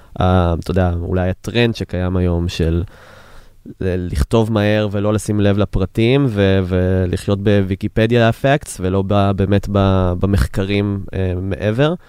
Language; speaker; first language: Hebrew; native; Hebrew